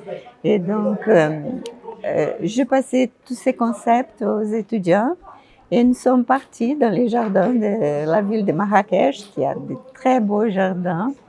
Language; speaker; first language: French; non-native, fluent; Portuguese